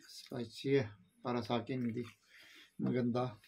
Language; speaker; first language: Filipino; non-native, learner; Urdu